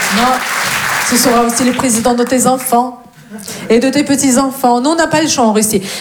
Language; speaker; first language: French; non-native, fluent; Russian